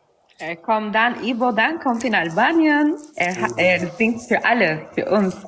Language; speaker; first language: German; non-native, learner; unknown